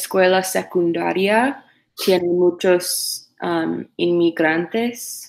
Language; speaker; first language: Spanish; non-native, learner; English